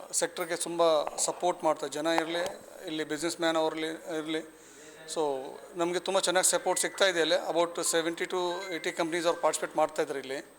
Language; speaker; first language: Kannada; non-native, local second language; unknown